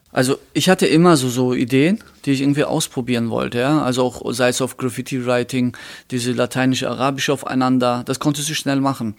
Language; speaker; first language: German; early bilingual, other home language; Turkish